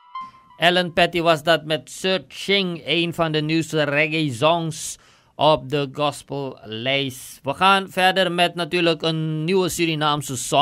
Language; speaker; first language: Dutch; native; Dutch